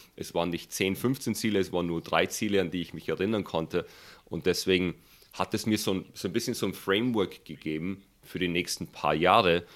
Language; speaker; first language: German; early bilingual, other home language; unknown